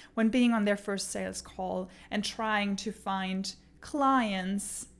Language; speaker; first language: English; non-native, fluent; German